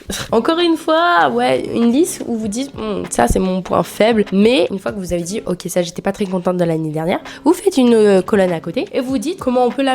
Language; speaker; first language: French; native; French